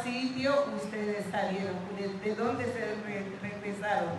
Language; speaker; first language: Spanish; non-native, fluent; Haitian Creole